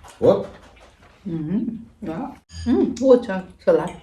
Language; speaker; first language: German; non-native, learner; Thai